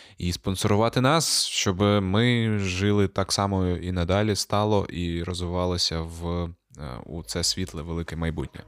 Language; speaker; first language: Ukrainian; non-native, local second language; Russian